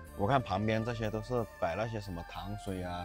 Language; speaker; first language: Chinese; native; Chinese